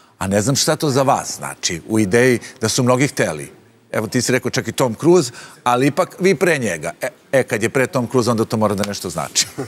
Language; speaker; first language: Serbian; native; Serbian